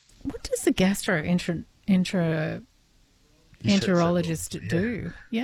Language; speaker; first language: English; native; English